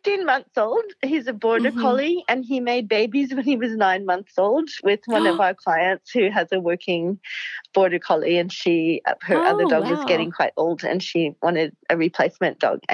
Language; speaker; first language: English; native; English